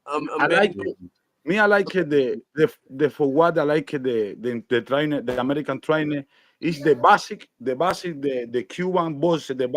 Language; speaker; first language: English; non-native, learner; Spanish